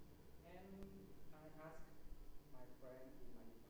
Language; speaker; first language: English; non-native, learner; Vietnamese